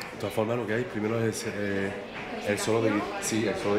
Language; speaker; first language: Spanish; non-native, learner; French